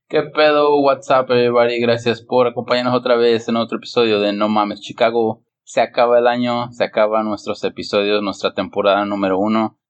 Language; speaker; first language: Spanish; early bilingual, heritage; Spanish